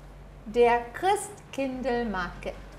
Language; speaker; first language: German; non-native, fluent; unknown